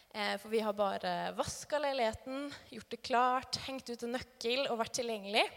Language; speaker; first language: Norwegian; native; Norwegian